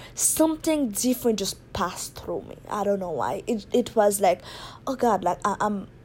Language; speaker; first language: English; non-native, fluent; Haitian Creole